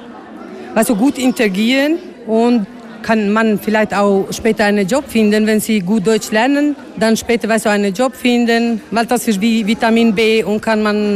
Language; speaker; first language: German; non-native, learner; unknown